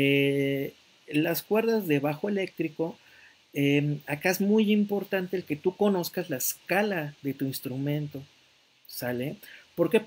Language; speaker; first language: Spanish; native; Spanish